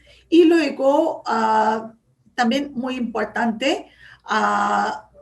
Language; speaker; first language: Spanish; non-native, fluent; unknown